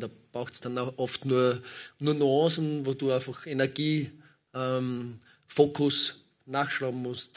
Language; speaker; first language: German; native; German